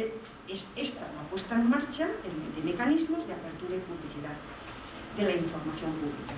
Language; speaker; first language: Spanish; native; Spanish